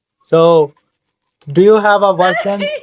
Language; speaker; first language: English; non-native, fluent; Bangla